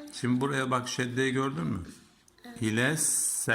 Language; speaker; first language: Turkish; native; Turkish